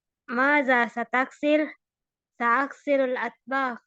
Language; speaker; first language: Arabic; non-native, learner; Indonesian